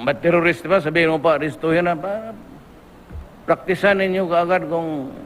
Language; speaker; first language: Filipino; non-native, local second language; Cebuano